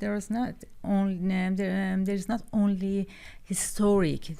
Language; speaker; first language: English; non-native, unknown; Persian